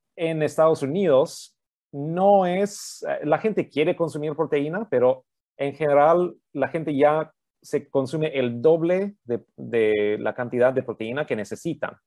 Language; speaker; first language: Spanish; early bilingual, heritage; Spanish